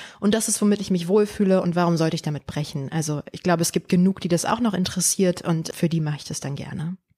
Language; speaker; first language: German; early bilingual, other home language; Polish